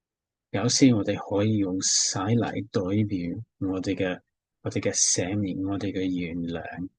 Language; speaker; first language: Cantonese; non-native, fluent; English